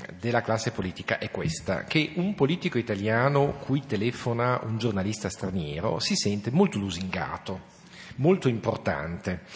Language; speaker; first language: Italian; native; Italian